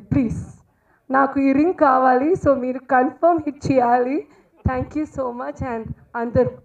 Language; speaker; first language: Telugu; non-native, learner; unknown